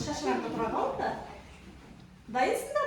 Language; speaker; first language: Kazakh; native; Kazakh